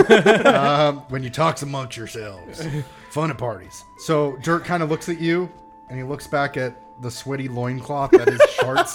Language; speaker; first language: English; native; English